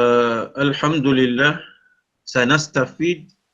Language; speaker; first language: Arabic; non-native, fluent; Malay